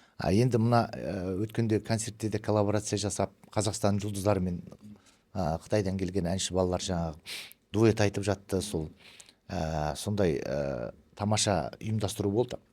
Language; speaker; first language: Kazakh; early bilingual, heritage; Kazakh